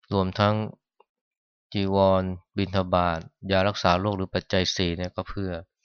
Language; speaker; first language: Thai; native; Thai